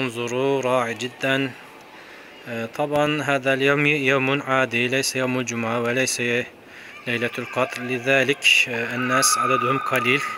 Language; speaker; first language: Arabic; non-native, fluent; Turkish